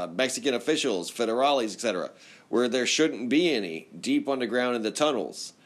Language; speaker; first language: English; native; English